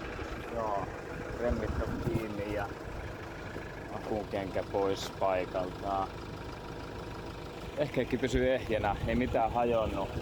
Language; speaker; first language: Finnish; native; Finnish